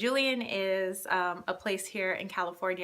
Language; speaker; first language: English; native; English